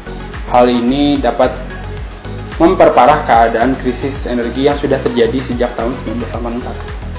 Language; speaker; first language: Indonesian; native; Indonesian